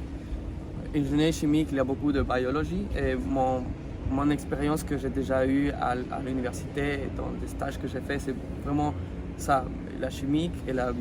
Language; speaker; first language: French; non-native, fluent; Spanish